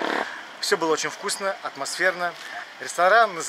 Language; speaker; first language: Russian; native; Russian